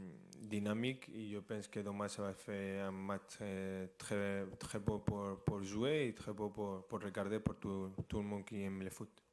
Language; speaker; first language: French; non-native, fluent; Spanish